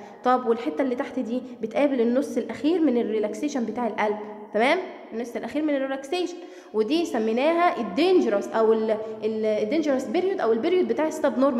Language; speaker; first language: Arabic; native; Arabic